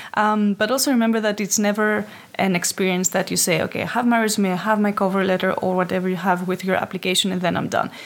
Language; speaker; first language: English; non-native, fluent; Greek